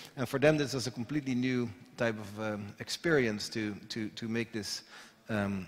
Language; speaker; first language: English; non-native, fluent; Dutch